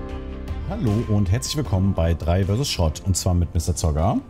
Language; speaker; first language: German; native; German